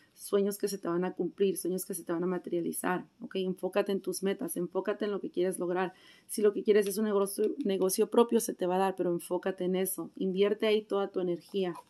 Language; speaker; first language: Spanish; early bilingual, heritage; Spanish